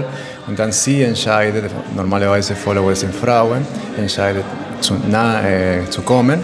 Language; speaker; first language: German; non-native, learner; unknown